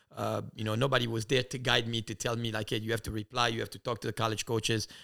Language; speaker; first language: English; early bilingual, other home language; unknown